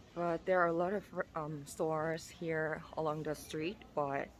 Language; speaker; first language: English; non-native, fluent; Korean